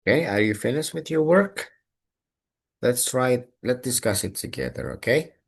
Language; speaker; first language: English; non-native, fluent; Indonesian